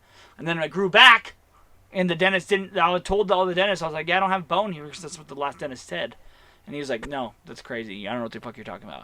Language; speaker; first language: English; native; English